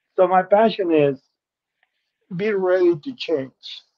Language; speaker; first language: English; non-native, fluent; Spanish